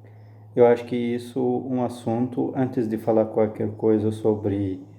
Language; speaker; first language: Portuguese; non-native, fluent; Arabic